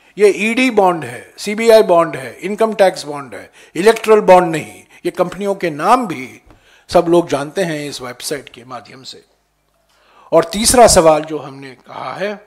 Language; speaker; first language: Hindi; native; Hindi